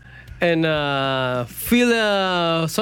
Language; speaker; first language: Dutch; non-native, learner; Spanish